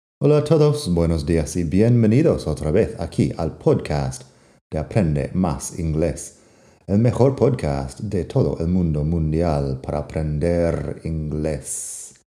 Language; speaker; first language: Spanish; non-native, fluent; English